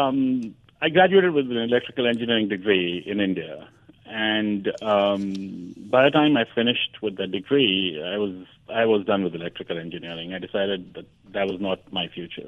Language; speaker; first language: English; non-native, local second language; Hindi